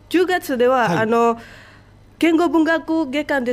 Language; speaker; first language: Japanese; non-native, fluent; Indonesian